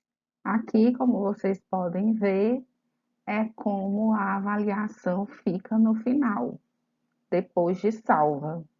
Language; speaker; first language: Portuguese; native; Portuguese